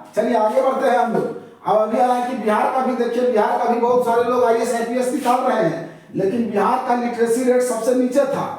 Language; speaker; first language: Hindi; native; Hindi